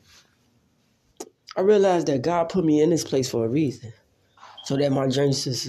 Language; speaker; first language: English; native; English